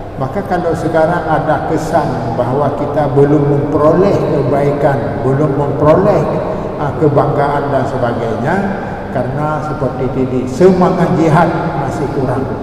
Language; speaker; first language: Malay; non-native, local second language; Achinese